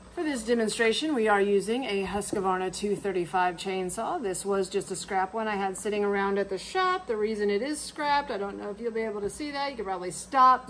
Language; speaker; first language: English; native; English